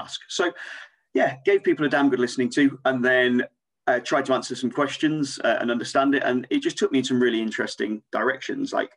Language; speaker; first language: English; native; English